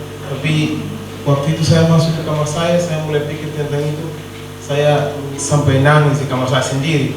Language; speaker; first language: Indonesian; non-native, learner; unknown